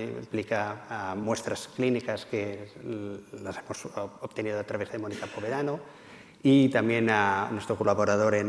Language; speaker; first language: Spanish; native; Spanish